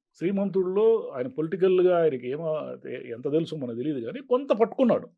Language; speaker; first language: Telugu; native; Telugu